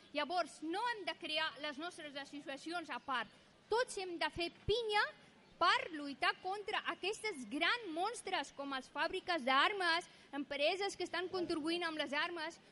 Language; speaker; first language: Catalan; non-native, fluent; Persian